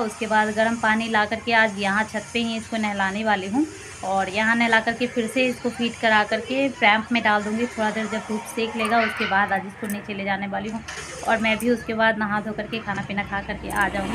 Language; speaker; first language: Hindi; native; Hindi